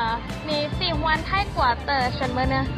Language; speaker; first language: Chinese; non-native, learner; Thai